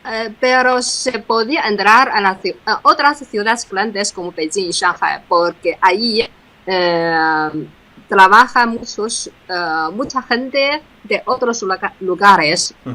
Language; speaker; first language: Spanish; non-native, fluent; Chinese